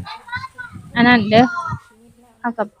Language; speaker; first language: Thai; non-native, local second language; Northeastern Thai